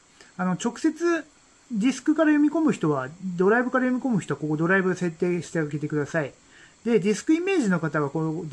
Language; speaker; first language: Japanese; native; Japanese